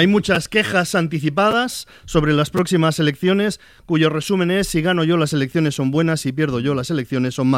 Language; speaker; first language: Spanish; native; Spanish